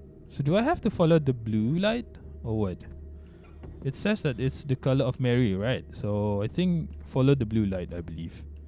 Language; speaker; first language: English; non-native, local second language; Malay